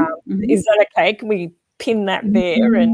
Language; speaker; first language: English; native; English